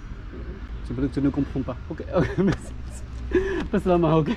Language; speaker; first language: French; non-native, learner; Chinese